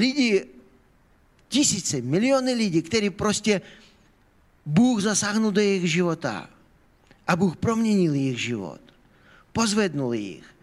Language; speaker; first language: Czech; non-native, fluent; Ukrainian